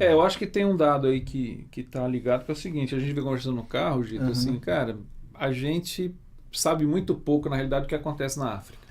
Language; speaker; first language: Portuguese; native; Portuguese